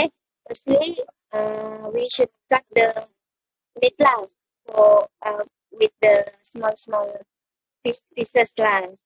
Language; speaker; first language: English; non-native, local second language; Malay